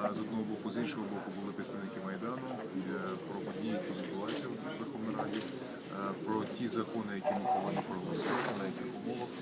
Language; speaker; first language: Ukrainian; non-native, local second language; Russian